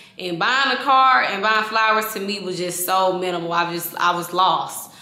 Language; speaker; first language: English; native; English